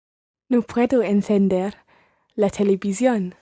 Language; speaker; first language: Spanish; non-native, learner; English